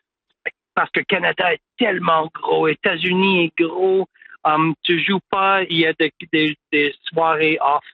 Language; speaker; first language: French; non-native, local second language; English